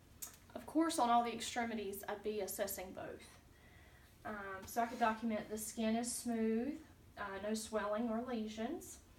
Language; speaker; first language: English; native; English